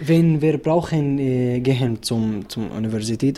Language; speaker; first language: German; non-native, learner; Arabic